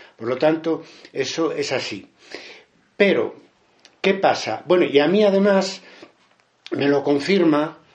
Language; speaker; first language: Spanish; native; Spanish